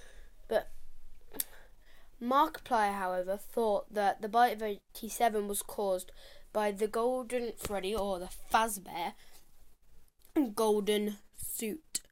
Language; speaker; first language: English; native; English